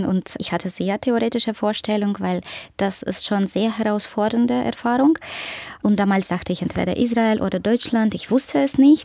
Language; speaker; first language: German; non-native, fluent; Ukrainian